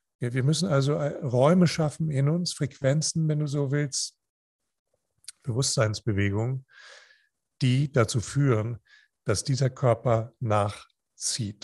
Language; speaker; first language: German; non-native, fluent; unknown